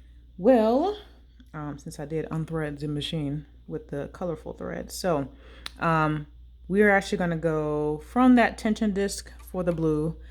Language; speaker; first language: English; native; English